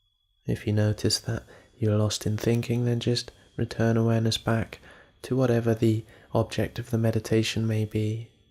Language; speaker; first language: English; native; English